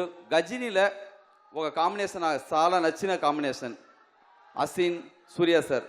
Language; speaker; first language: Telugu; non-native, learner; Tamil